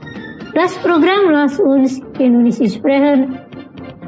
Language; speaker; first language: German; non-native, learner; Indonesian